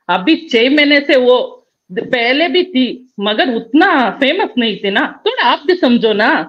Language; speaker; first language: Hindi; non-native, local second language; Kannada